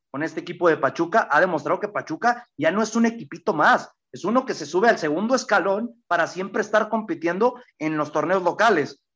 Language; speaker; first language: Spanish; native; Spanish